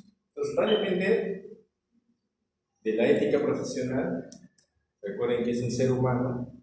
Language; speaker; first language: Spanish; native; Spanish